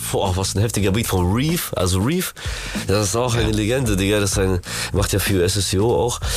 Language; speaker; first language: German; early bilingual, other home language; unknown